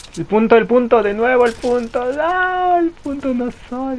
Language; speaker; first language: Spanish; native; Spanish